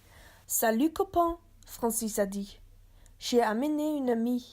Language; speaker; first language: French; non-native, learner; English